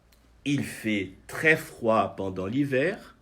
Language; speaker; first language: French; non-native, fluent; Portuguese